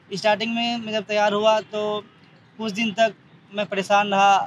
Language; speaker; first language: Hindi; native; Hindi